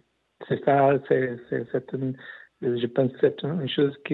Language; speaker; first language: French; non-native, learner; Portuguese